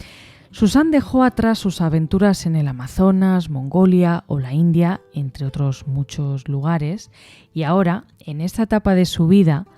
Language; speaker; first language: Spanish; native; Spanish